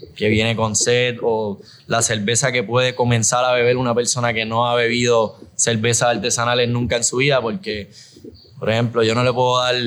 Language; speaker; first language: Spanish; native; Spanish